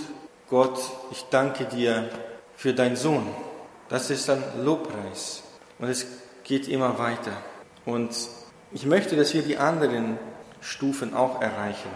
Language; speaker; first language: German; non-native, fluent; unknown